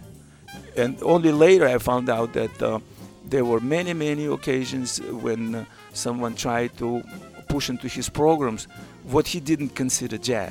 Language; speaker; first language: English; non-native, fluent; Russian